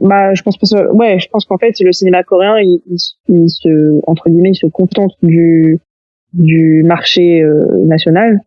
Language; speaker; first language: French; native; French